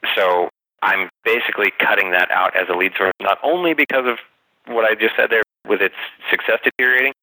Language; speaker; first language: English; native; English